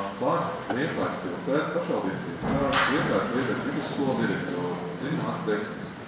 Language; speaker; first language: Latvian; native; Latvian